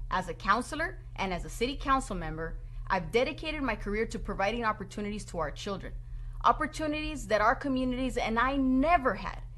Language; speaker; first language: English; native; English